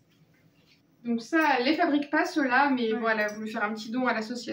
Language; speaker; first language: French; native; French